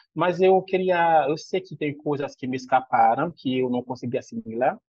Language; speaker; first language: Portuguese; non-native, fluent; Haitian Creole